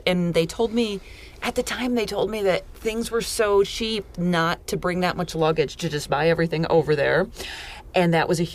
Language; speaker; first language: English; native; English